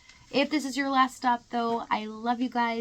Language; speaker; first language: English; native; English